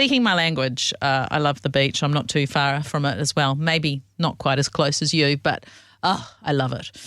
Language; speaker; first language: English; native; English